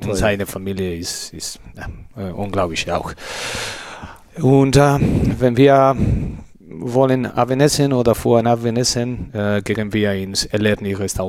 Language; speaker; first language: German; non-native, learner; Spanish